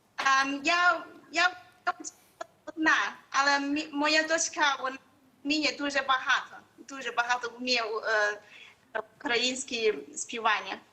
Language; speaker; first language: Ukrainian; non-native, learner; Chinese